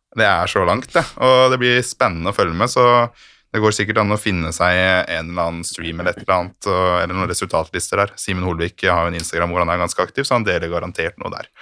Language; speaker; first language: Norwegian; native; Norwegian